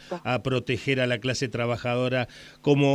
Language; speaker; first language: Spanish; native; Spanish